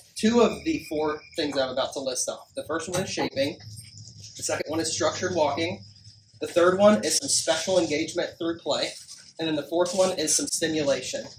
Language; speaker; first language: English; native; English